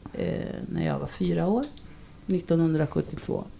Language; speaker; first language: Swedish; early bilingual, other home language; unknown